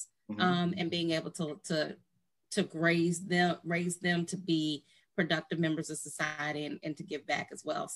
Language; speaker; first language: English; native; English